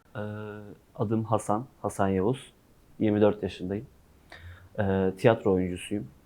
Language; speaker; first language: Turkish; non-native, local second language; Kurdish